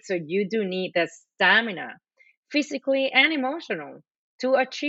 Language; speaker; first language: English; non-native, fluent; Spanish